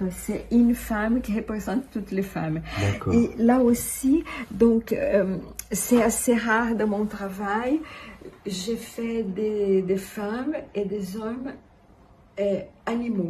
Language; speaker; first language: French; non-native, fluent; Portuguese